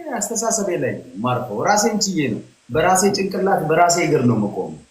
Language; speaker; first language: Amharic; native; Amharic